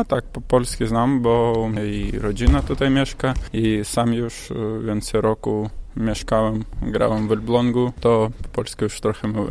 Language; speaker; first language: Polish; non-native, learner; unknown